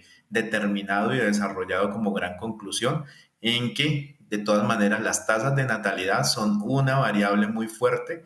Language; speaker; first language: Spanish; native; Spanish